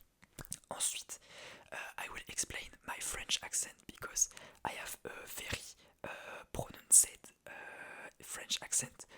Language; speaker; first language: English; non-native, learner; French